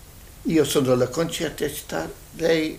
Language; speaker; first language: Italian; non-native, learner; Hungarian